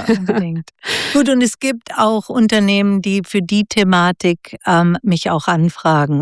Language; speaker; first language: German; native; German